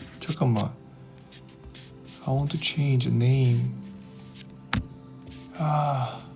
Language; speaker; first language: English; non-native, fluent; Korean